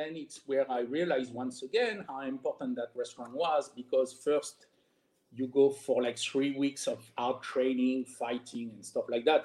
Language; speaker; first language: English; non-native, fluent; French